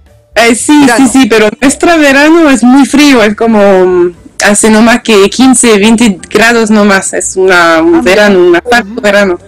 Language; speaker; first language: Spanish; non-native, learner; French